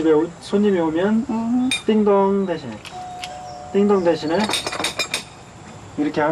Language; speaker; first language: Korean; non-native, learner; English